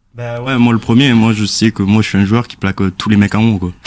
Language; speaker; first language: French; native; French